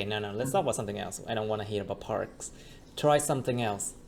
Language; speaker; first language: English; non-native, fluent; Vietnamese